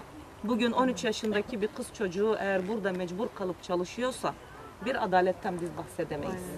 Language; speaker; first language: Turkish; native; Turkish